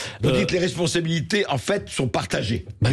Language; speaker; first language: French; native; French